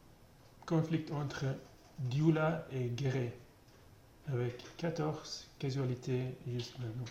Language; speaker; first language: French; non-native, learner; German